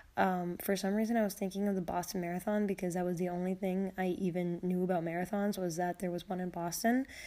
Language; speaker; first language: English; native; English